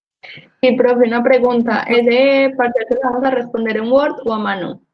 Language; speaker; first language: Spanish; native; Spanish